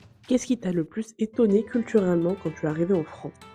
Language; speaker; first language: French; native; French